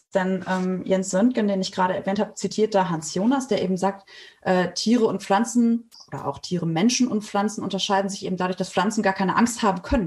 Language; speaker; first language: German; native; German